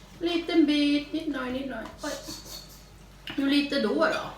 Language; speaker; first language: Swedish; non-native, learner; Thai